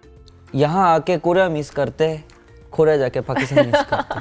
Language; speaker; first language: Hindi; non-native, learner; Korean